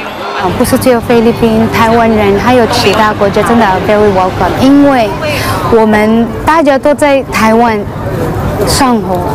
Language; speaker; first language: Chinese; non-native, fluent; Cebuano